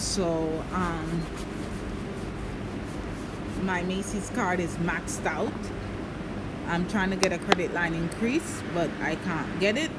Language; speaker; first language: English; native; English